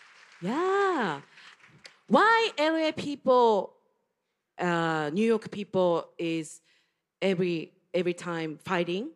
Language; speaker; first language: English; non-native, learner; Japanese